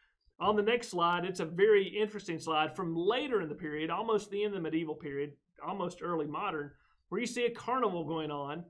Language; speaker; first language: English; native; English